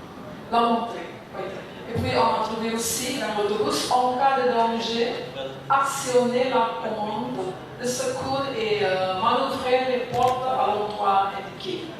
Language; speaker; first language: French; non-native, fluent; Indonesian